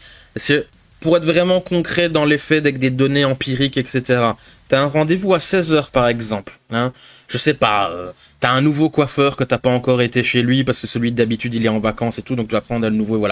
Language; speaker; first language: French; native; French